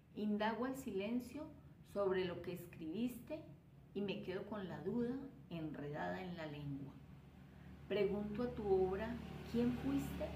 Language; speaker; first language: Spanish; native; Spanish